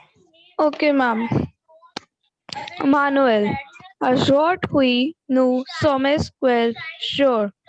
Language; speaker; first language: French; non-native, learner; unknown